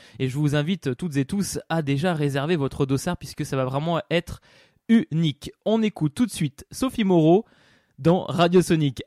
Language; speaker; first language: French; native; French